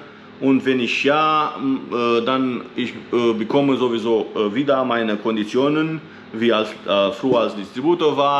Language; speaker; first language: German; non-native, fluent; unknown